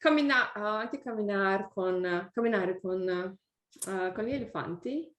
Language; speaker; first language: Italian; non-native, learner; English